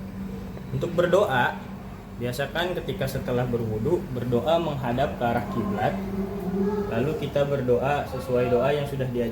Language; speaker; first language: Indonesian; native; Indonesian